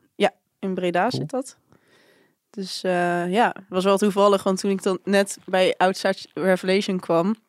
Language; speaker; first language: Dutch; native; Dutch